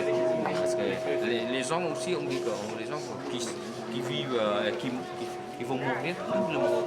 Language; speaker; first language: French; non-native, fluent; Vietnamese